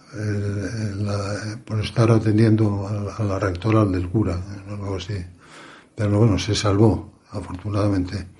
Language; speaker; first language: Spanish; native; Spanish